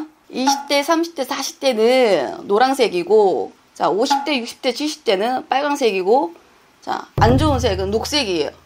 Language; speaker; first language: Korean; native; Korean